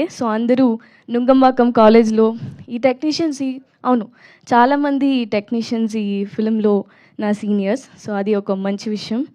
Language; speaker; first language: Telugu; non-native, learner; Tamil